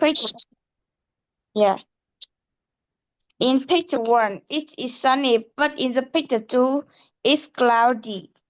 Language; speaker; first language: English; non-native, learner; Vietnamese